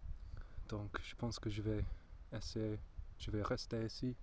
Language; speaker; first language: French; non-native, learner; English